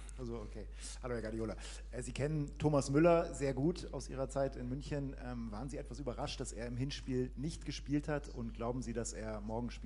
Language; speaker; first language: German; native; German